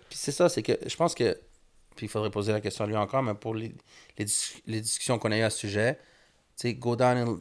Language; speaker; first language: French; early bilingual, other home language; Spanish